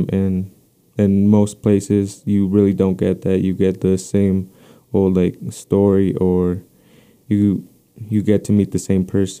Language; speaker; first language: English; non-native, fluent; Spanish